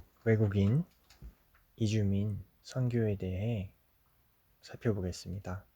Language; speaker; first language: Korean; native; Korean